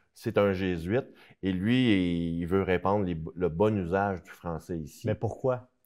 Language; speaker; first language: French; native; French